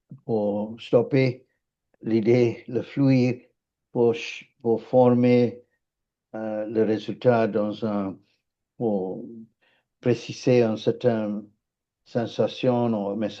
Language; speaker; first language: French; non-native, fluent; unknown